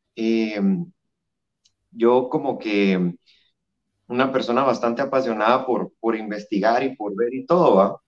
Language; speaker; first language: Spanish; native; Spanish